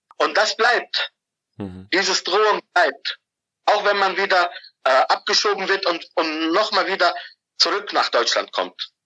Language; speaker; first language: German; non-native, fluent; Arabic